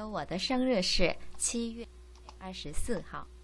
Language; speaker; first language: Chinese; non-native, learner; Korean